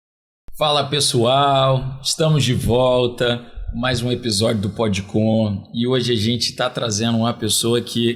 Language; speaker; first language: Portuguese; native; Portuguese